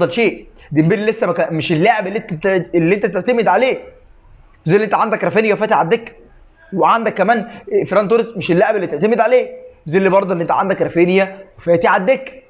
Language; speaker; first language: Arabic; native; Arabic